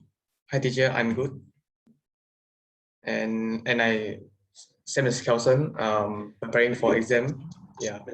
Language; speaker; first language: English; non-native, learner; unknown